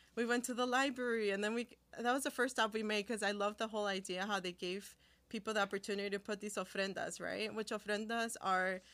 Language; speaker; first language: English; early bilingual, other home language; Spanish